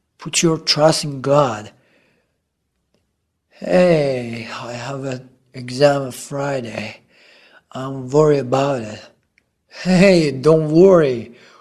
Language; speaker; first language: English; non-native, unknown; Persian